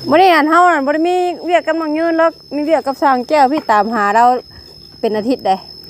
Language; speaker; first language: Thai; native; Thai